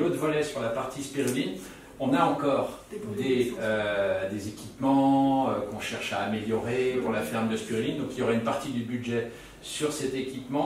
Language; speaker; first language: French; native; French